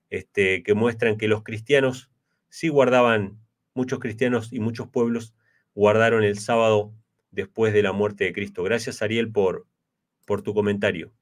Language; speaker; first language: Spanish; native; Spanish